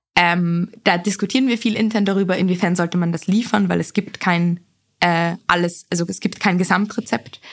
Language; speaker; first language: German; native; German